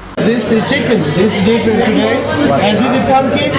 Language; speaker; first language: English; non-native, learner; Vietnamese